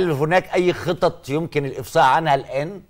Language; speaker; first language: Arabic; native; Arabic